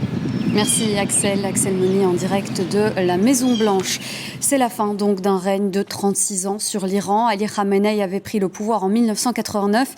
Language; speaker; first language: French; native; French